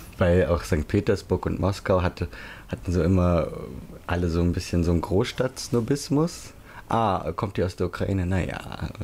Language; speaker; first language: German; early bilingual, other home language; Russian